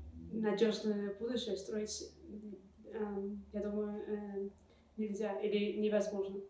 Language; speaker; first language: Russian; non-native, fluent; Georgian